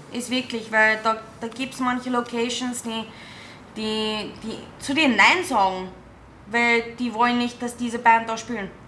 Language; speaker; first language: German; non-native, fluent; English